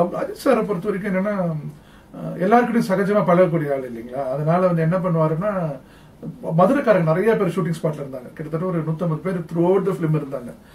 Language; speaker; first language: Tamil; native; Tamil